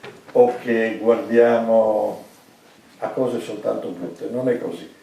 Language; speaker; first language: Italian; native; Italian